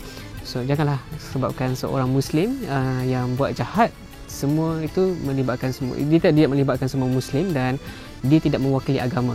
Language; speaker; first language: Malay; native; Malay